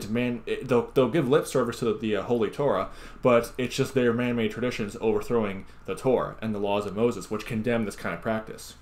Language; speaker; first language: English; native; English